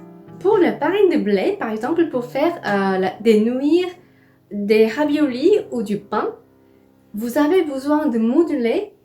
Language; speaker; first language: French; non-native, fluent; Korean